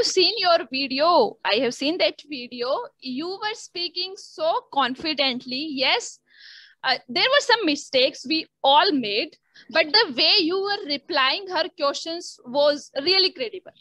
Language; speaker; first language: English; non-native, learner; Hindi